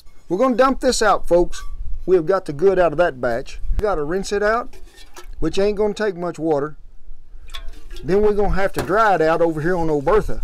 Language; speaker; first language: English; native; English